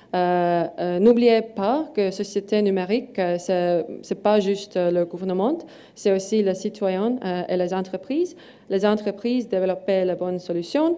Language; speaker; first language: French; non-native, learner; Estonian